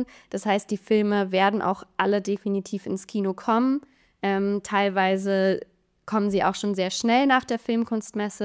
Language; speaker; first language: German; native; German